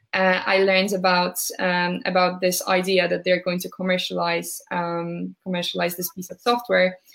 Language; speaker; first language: English; non-native, fluent; Polish